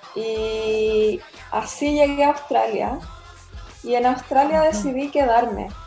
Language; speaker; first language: Spanish; native; Spanish